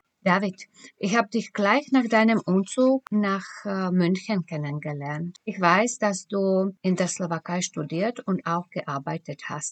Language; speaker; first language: German; non-native, fluent; Slovak